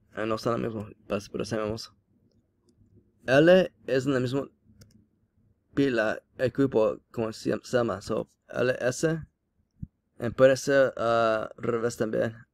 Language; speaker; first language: Spanish; non-native, learner; English